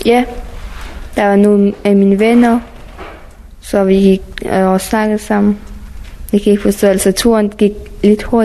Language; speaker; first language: Danish; non-native, learner; Persian